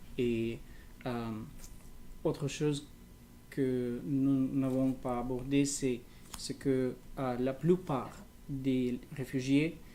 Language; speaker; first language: French; non-native, learner; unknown